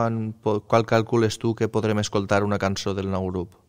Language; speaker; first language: Catalan; native; Catalan